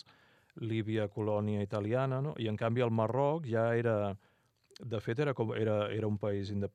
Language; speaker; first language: Catalan; native; Catalan